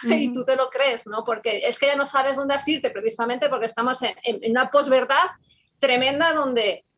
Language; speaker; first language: Spanish; native; Spanish